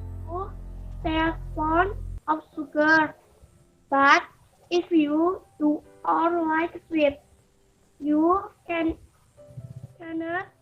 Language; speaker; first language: English; non-native, learner; Indonesian